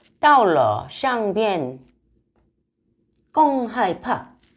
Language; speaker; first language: Chinese; non-native, learner; Korean